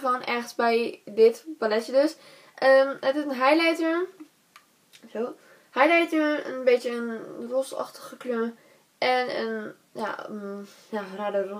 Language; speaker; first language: Dutch; native; Dutch